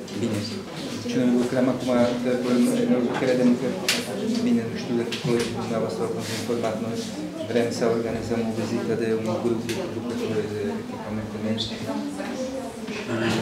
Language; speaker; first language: Romanian; non-native, learner; Czech